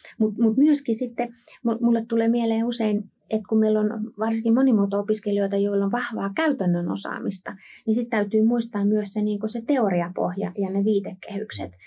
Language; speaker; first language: Finnish; native; Finnish